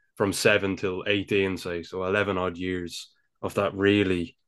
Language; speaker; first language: English; native; English